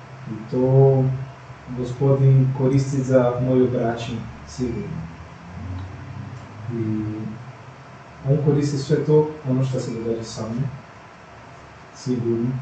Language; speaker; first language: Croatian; non-native, fluent; Portuguese